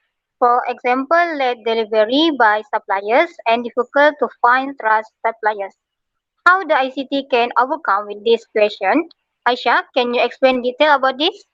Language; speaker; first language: English; non-native, local second language; Malay